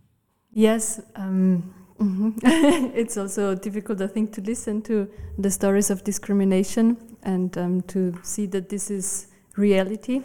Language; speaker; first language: English; non-native, fluent; German